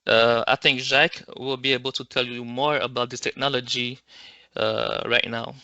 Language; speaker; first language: English; non-native, local second language; French